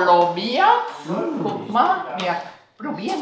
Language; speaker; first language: German; non-native, learner; Spanish